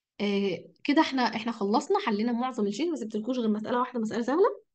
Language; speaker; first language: Arabic; native; Arabic